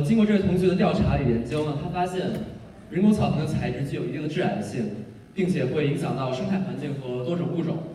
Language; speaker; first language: Chinese; native; Chinese